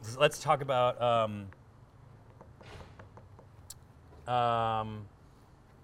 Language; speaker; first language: English; native; English